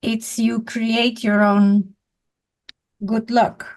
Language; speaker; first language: English; non-native, fluent; Dutch